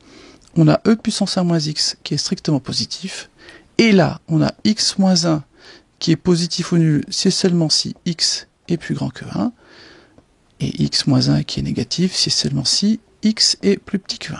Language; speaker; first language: French; native; French